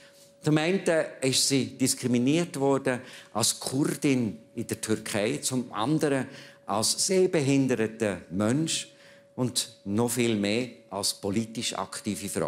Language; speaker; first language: German; native; German